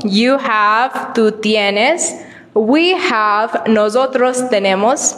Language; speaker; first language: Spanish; non-native, learner; English